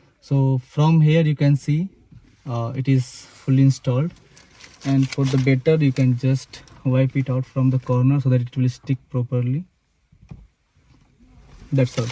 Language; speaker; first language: English; non-native, local second language; Hindi